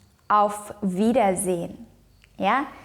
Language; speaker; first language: German; non-native, fluent; Indonesian